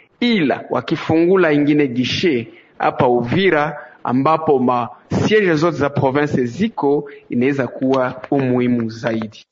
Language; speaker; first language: Swahili; native; Swahili